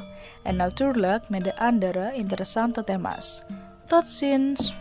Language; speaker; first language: Dutch; non-native, fluent; Indonesian